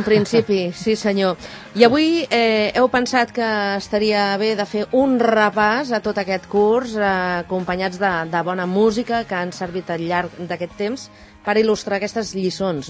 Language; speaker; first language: Catalan; native; Catalan